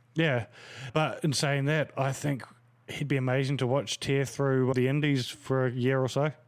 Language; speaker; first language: English; native; English